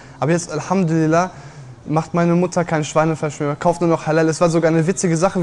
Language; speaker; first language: German; native; German